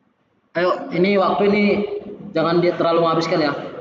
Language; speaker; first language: Indonesian; native; Indonesian